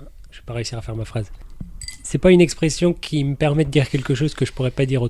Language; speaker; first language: French; native; French